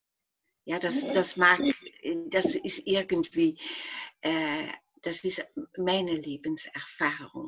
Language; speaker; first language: German; non-native, fluent; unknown